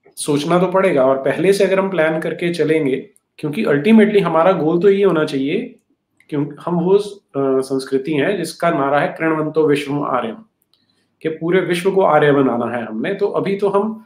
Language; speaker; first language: Hindi; native; Hindi